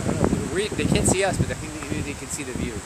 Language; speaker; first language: English; native; English